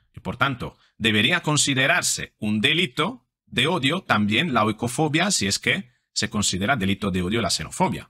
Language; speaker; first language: Spanish; non-native, fluent; Italian